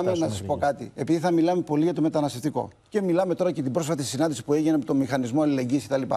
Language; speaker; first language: Greek; native; Greek